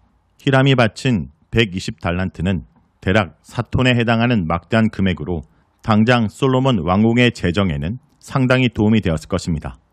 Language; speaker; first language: Korean; native; Korean